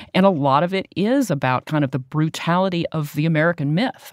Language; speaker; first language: English; native; English